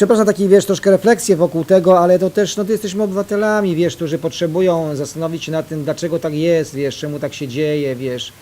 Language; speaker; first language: Polish; native; Polish